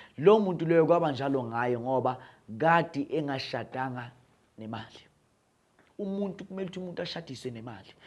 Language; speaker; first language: Zulu; non-native, local second language; Northern Sotho